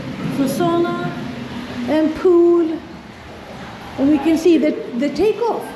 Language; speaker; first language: English; non-native, fluent; Swedish